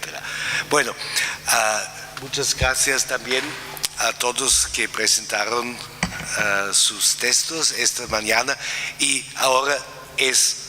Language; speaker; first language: Spanish; non-native, fluent; German